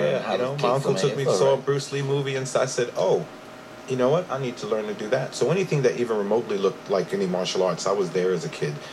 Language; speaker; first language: English; native; English